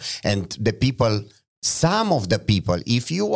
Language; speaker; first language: English; non-native, fluent; Romanian